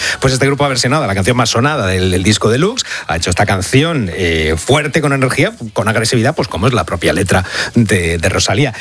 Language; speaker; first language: Spanish; native; Spanish